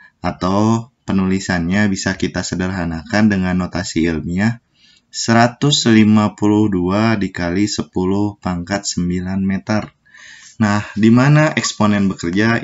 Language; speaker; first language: Indonesian; native; Indonesian